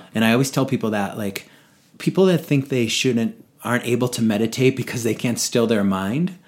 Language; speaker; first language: English; native; English